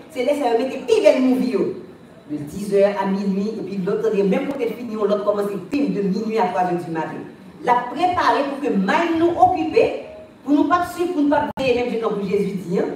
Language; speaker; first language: French; native; French